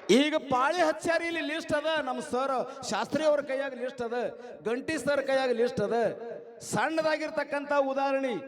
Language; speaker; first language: Kannada; native; Kannada